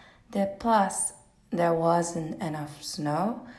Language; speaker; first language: English; non-native, fluent; Japanese